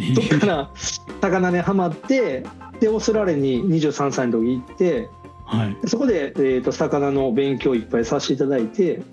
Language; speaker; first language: Japanese; native; Japanese